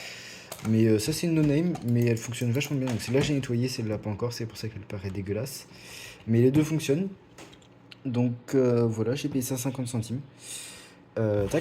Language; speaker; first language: French; native; French